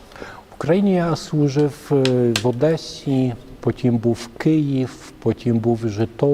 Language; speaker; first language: Ukrainian; non-native, fluent; Polish